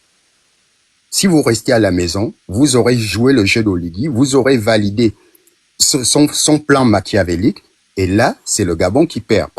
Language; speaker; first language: French; non-native, local second language; Fang